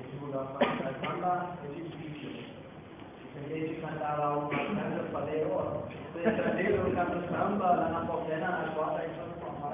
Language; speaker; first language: Portuguese; non-native, fluent; German